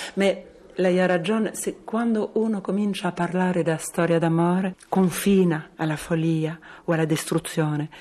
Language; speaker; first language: Italian; non-native, fluent; French